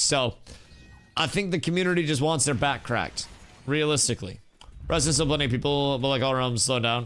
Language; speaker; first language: English; native; English